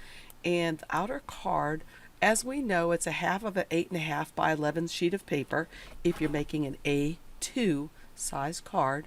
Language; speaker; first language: English; native; English